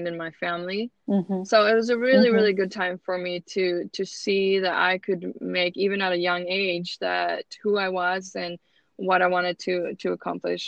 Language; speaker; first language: English; non-native, fluent; Swedish